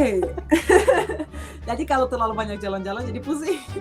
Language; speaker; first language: Indonesian; non-native, fluent; Russian